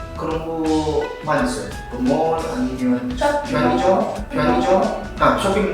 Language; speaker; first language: Korean; non-native, learner; Indonesian